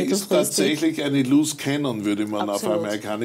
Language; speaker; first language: German; native; German